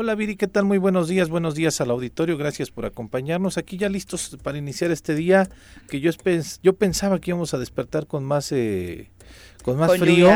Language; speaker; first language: Spanish; native; Spanish